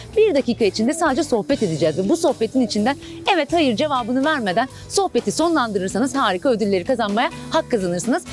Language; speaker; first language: Turkish; native; Turkish